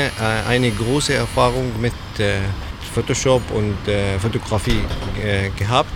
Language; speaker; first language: German; non-native, learner; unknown